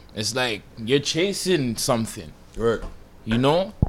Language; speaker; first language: English; native; English